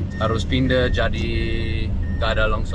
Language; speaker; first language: Indonesian; non-native, learner; English